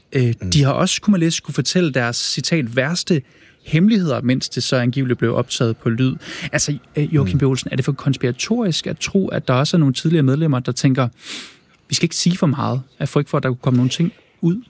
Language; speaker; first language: Danish; native; Danish